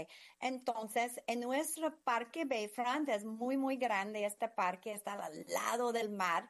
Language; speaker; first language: Spanish; non-native, fluent; English